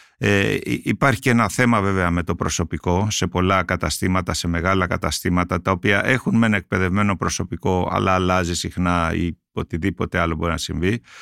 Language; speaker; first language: Greek; native; Greek